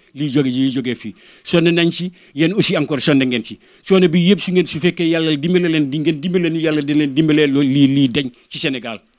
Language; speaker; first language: Wolof; non-native, local second language; Fula